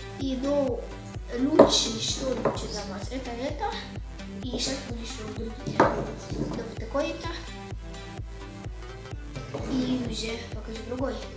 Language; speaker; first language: Russian; early bilingual, heritage; Russian